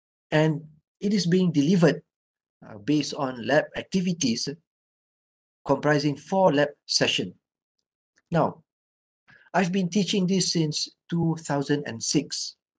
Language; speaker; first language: English; non-native, local second language; Malay